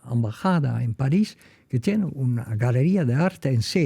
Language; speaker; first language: Spanish; non-native, fluent; Dutch